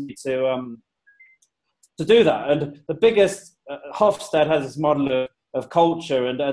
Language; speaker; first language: English; native; English